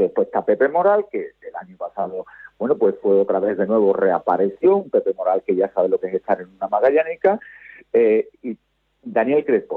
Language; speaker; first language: Spanish; native; Spanish